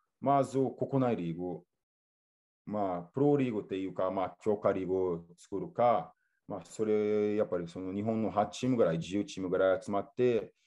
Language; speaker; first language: Japanese; non-native, fluent; Portuguese